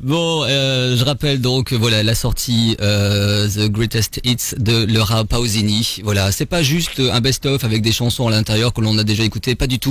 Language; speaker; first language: French; native; French